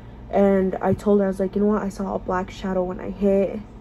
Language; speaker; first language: English; early bilingual, other home language; Spanish